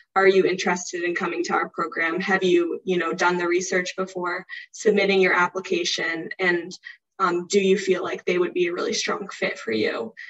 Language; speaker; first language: English; native; English